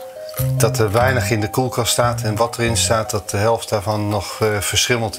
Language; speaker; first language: Dutch; native; Dutch